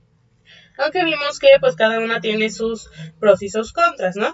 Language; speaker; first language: Spanish; native; Spanish